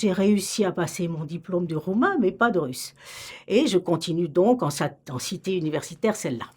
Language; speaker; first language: French; native; French